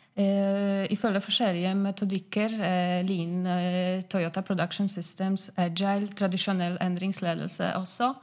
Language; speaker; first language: Norwegian; non-native, fluent; Polish